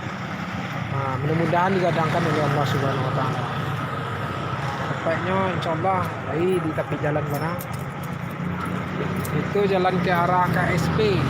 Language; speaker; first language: Indonesian; non-native, local second language; Minangkabau